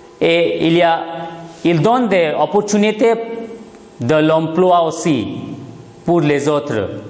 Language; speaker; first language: French; non-native, fluent; Hindi